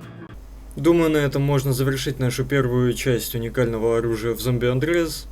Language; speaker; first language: Russian; native; Russian